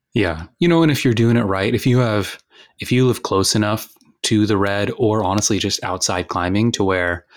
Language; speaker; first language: English; native; English